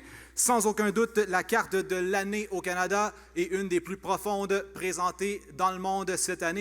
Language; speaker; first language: French; native; French